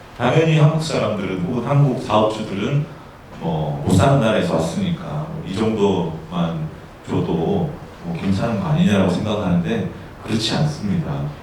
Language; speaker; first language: Korean; native; Korean